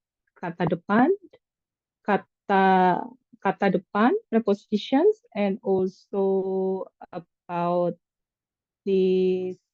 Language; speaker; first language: English; non-native, fluent; Indonesian